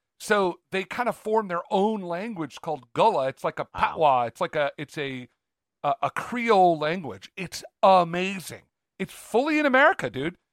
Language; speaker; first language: English; native; English